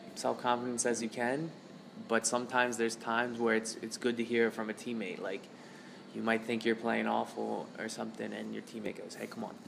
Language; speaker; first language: English; native; English